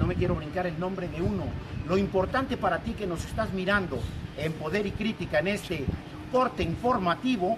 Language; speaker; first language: Spanish; native; Spanish